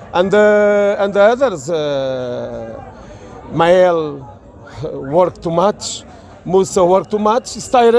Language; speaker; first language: English; non-native, learner; Portuguese